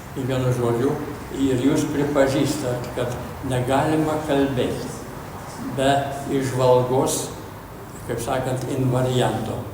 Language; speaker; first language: Lithuanian; early bilingual, heritage; Lithuanian